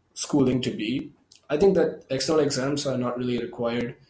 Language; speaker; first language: English; non-native, local second language; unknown